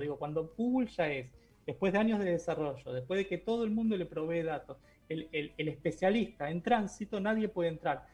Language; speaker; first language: Spanish; native; Spanish